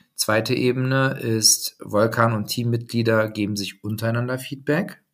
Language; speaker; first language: German; native; German